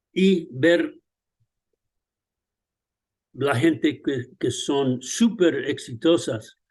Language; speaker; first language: Spanish; early bilingual, other home language; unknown